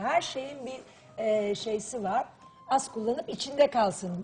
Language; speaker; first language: Turkish; native; Turkish